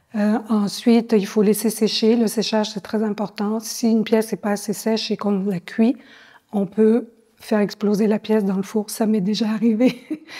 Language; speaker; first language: French; native; French